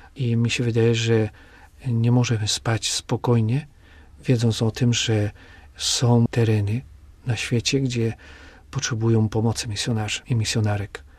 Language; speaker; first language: Polish; native; Polish